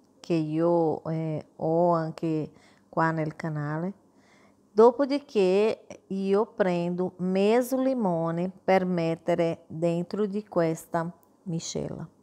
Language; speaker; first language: Italian; non-native, fluent; Portuguese